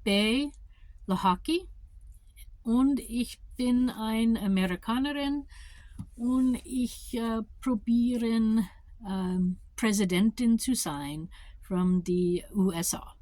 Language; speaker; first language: German; non-native, learner; English